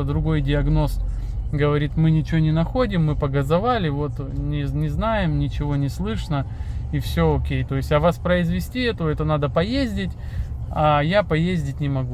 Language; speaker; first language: Russian; native; Russian